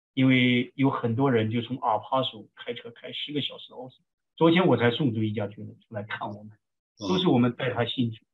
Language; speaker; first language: Chinese; native; Chinese